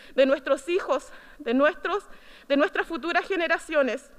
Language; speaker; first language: Spanish; native; Spanish